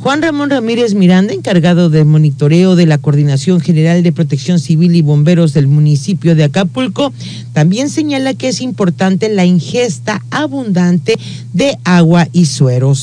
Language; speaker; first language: Spanish; native; Spanish